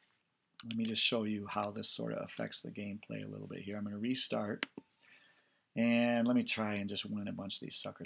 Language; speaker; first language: English; native; English